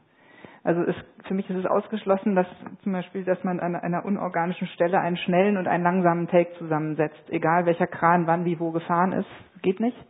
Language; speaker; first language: German; native; German